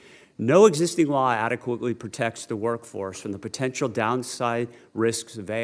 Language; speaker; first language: English; native; English